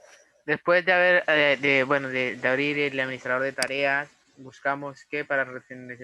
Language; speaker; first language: Spanish; native; Spanish